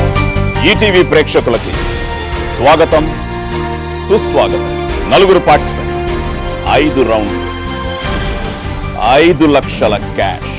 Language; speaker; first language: Telugu; native; Telugu